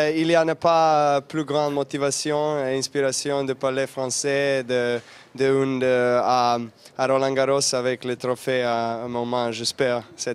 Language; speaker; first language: French; non-native, learner; Serbian